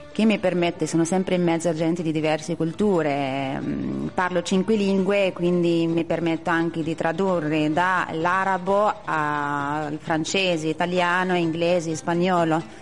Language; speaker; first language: Italian; non-native, fluent; Arabic